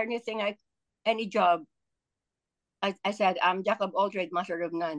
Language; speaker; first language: English; non-native, local second language; Filipino